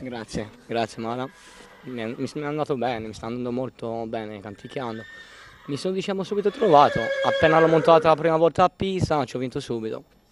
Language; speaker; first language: Italian; non-native, fluent; Albanian